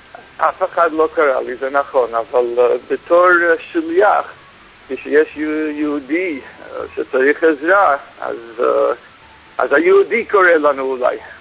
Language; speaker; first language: Hebrew; non-native, fluent; English